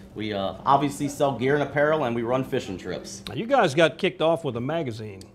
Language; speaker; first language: English; native; English